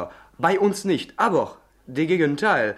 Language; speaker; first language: German; non-native, learner; French